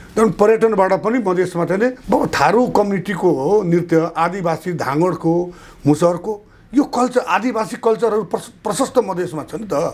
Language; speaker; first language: Nepali; non-native, local second language; Bhojpuri